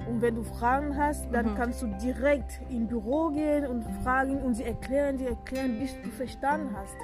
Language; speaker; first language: German; non-native, fluent; French